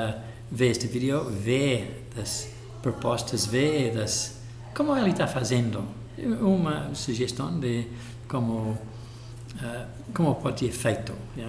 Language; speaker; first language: Portuguese; non-native, local second language; English